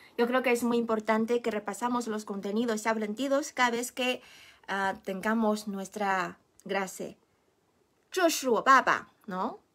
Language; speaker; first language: Spanish; non-native, fluent; Chinese